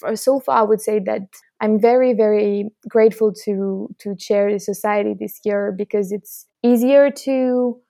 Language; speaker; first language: English; non-native, fluent; French